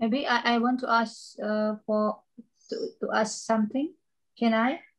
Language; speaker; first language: English; non-native, learner; Indonesian